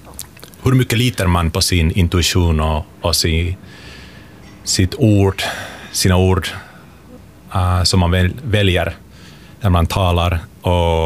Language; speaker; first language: Swedish; non-native, local second language; Finnish